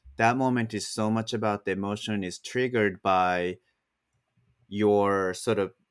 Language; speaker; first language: English; non-native, fluent; Japanese